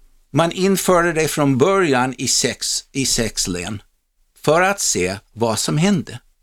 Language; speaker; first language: Swedish; non-native, fluent; English